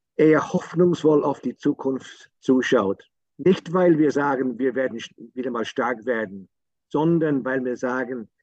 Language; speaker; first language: German; non-native, fluent; English